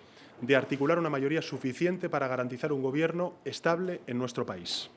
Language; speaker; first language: Spanish; native; Spanish